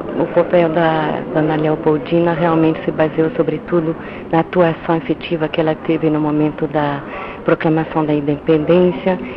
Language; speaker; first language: Portuguese; non-native, fluent; French